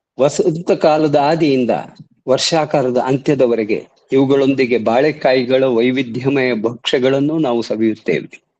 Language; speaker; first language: Kannada; non-native, local second language; Marathi